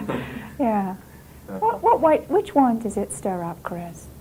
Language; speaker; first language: English; native; English